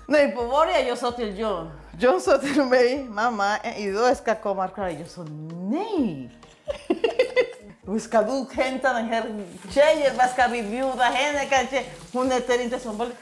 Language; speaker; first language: Swedish; non-native, learner; Spanish